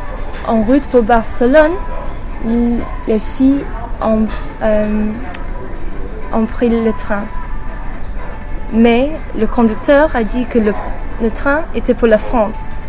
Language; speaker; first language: French; non-native, learner; English